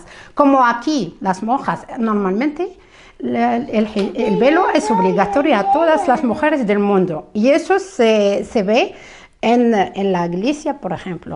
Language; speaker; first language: Spanish; non-native, fluent; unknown